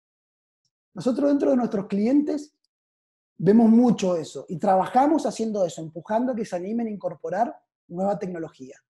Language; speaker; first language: Spanish; native; Spanish